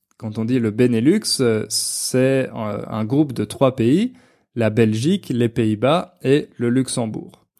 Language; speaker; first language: French; native; French